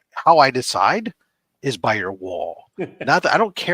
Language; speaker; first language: English; native; English